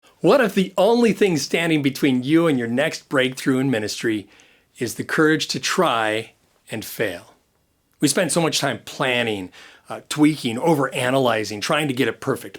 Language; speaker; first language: English; native; English